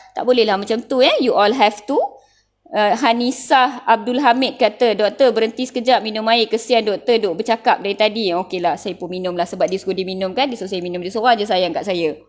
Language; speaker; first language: Malay; non-native, local second language; Tamil